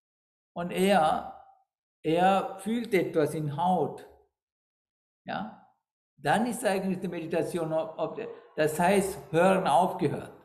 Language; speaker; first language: German; non-native, fluent; Sinhala